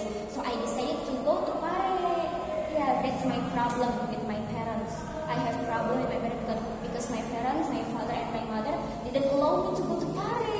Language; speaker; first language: English; non-native, learner; Indonesian